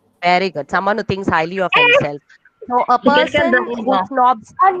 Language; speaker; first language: English; non-native, local second language; Tamil